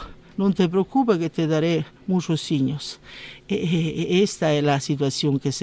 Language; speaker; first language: Spanish; non-native, learner; Italian